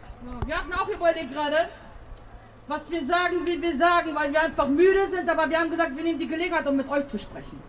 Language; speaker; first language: German; native; German